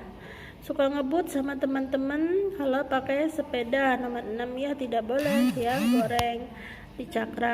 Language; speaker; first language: Indonesian; non-native, local second language; Sundanese